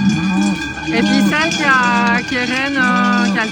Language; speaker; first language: French; native; French